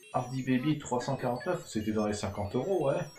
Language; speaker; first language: French; native; French